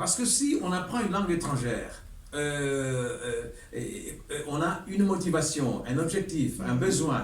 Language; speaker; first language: French; native; French